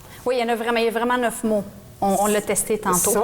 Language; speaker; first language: French; native; French